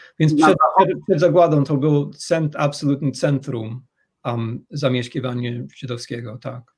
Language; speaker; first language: Polish; non-native, fluent; English